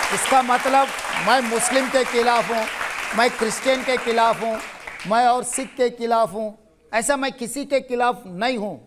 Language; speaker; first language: Hindi; non-native, local second language; Telugu